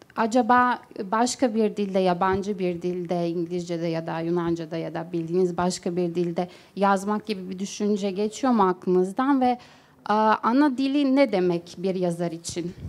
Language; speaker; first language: Turkish; non-native, fluent; Bosnian